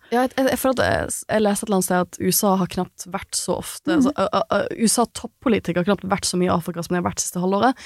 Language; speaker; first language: Norwegian; native; Norwegian